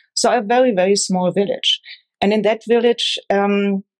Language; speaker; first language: English; non-native, fluent; German